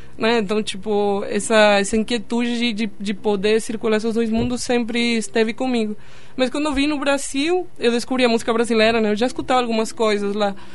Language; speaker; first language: Portuguese; non-native, fluent; Spanish